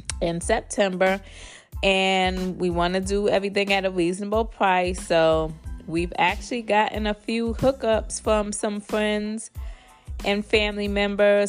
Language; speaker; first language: English; native; English